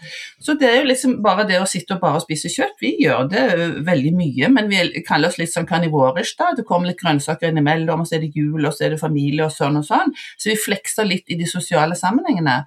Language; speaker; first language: Norwegian; native; Norwegian